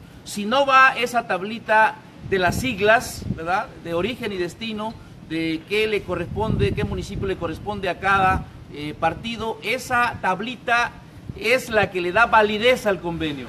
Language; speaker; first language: Spanish; native; Spanish